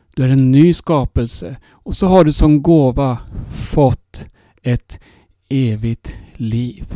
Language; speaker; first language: Spanish; non-native, fluent; Swedish